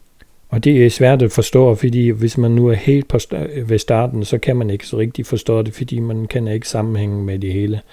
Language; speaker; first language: Danish; non-native, fluent; German